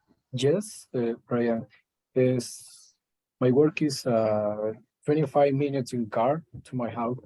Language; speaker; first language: English; non-native, learner; Spanish